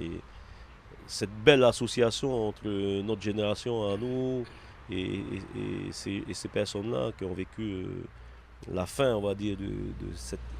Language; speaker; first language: French; native; French